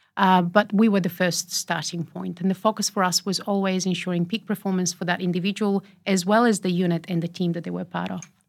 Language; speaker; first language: English; non-native, fluent; Bulgarian